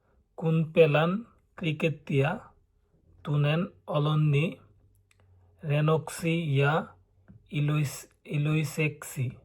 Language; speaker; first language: Finnish; non-native, learner; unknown